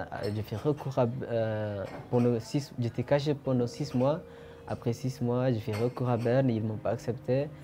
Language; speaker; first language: French; non-native, fluent; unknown